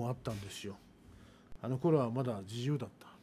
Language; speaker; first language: Japanese; native; Japanese